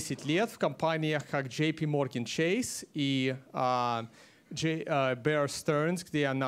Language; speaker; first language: Russian; early bilingual, heritage; Russian